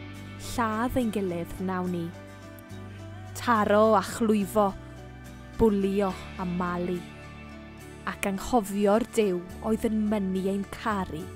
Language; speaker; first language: Welsh; native; Welsh